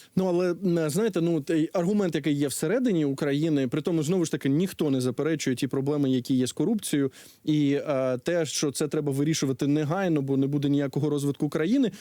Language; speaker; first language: Ukrainian; native; Ukrainian